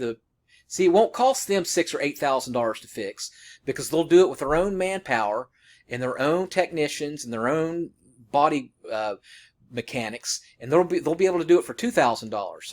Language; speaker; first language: English; native; English